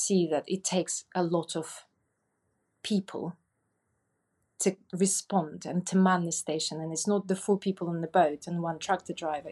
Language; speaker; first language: English; non-native, fluent; Russian